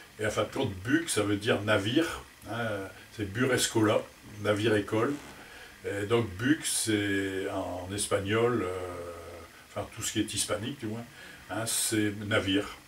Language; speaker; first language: French; native; French